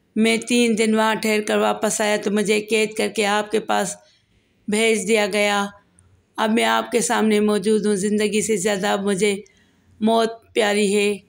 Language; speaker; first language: Urdu; native; Urdu